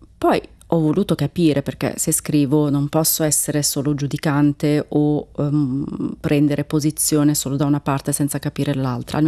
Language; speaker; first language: Italian; early bilingual, other home language; Turkish